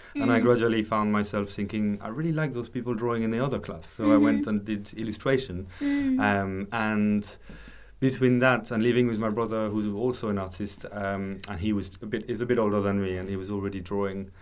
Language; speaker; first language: English; non-native, fluent; French